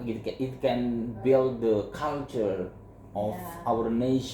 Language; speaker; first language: English; non-native, learner; Indonesian